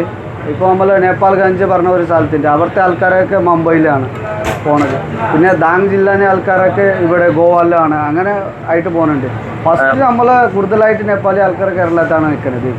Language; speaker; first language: Malayalam; non-native, fluent; Nepali